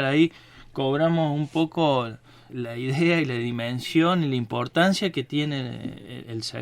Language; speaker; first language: Spanish; native; Spanish